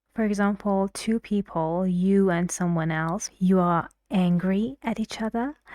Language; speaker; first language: English; non-native, fluent; Persian